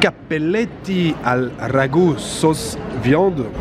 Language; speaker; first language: French; native; French